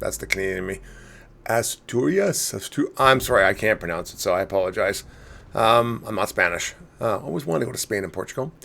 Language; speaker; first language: English; native; English